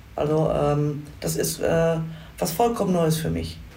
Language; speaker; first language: German; native; German